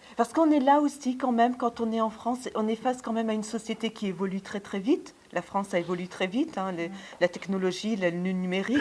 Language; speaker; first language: French; native; French